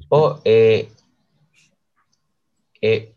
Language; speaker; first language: French; non-native, learner; Spanish